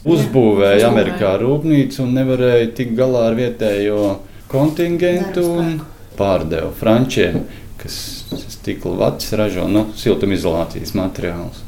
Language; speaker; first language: Latvian; native; Latvian